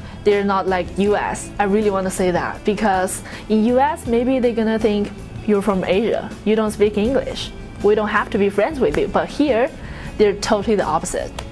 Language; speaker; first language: English; non-native, learner; Chinese